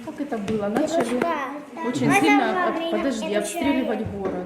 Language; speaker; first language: Russian; native; Russian